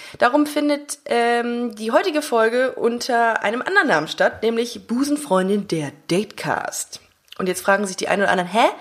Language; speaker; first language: German; native; German